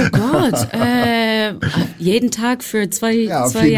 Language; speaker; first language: German; non-native, learner; English